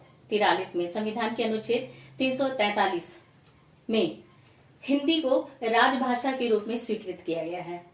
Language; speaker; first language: Hindi; native; Hindi